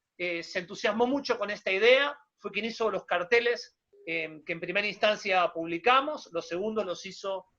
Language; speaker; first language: Spanish; native; Spanish